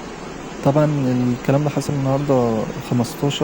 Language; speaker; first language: Arabic; native; Arabic